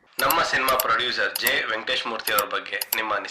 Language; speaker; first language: Kannada; native; Kannada